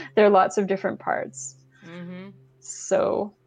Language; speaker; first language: English; non-native, fluent; French